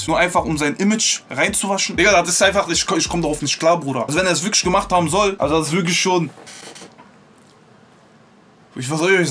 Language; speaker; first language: German; native; German